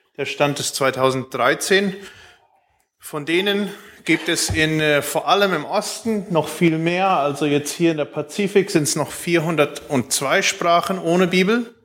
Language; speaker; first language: German; early bilingual, heritage; Plautdietsch